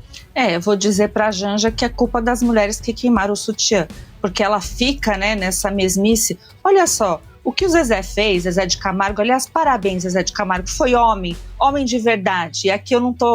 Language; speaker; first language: Portuguese; native; Portuguese